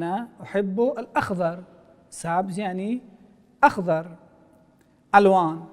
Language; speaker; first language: Arabic; non-native, fluent; Persian